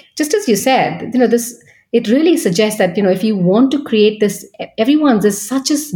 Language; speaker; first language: English; non-native, local second language; Bangla